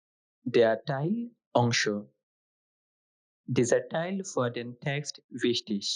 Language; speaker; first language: German; non-native, fluent; Bangla